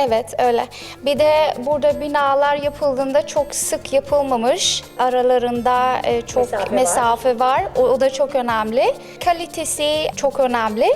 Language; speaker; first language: Turkish; non-native, fluent; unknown